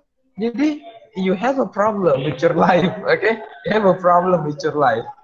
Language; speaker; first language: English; non-native, fluent; Indonesian